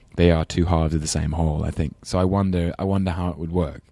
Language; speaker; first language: English; native; English